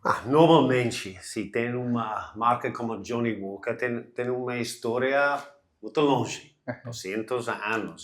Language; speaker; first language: Portuguese; non-native, learner; English